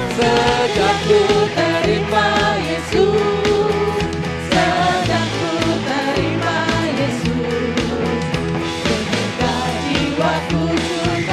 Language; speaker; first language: Indonesian; native; Indonesian